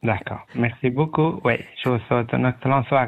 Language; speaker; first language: French; non-native, learner; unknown